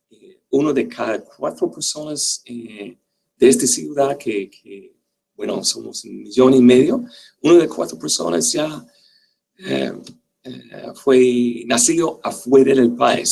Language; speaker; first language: Spanish; non-native, fluent; English